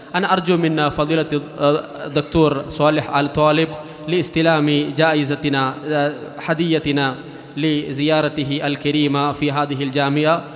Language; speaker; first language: Arabic; non-native, fluent; Malayalam